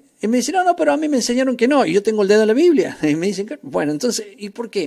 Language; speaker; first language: Spanish; native; Spanish